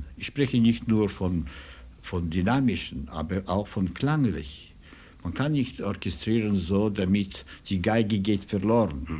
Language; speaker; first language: German; non-native, fluent; Russian